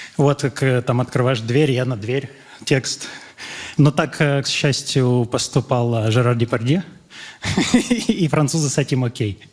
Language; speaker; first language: Russian; native; Russian